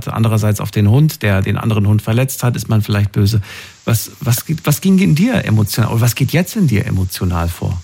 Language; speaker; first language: German; native; German